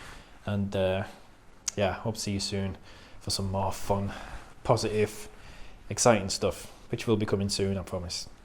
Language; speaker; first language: English; native; English